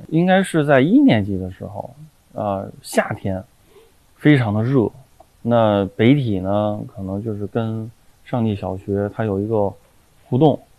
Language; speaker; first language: Chinese; native; Chinese